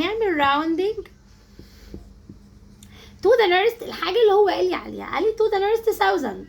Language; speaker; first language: Arabic; native; Arabic